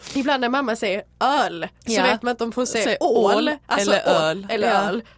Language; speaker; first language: Swedish; early bilingual, other home language; Serbian